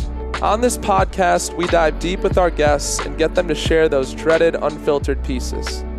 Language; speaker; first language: English; native; English